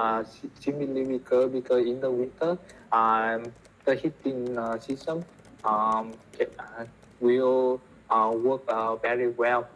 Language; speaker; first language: English; non-native, learner; Vietnamese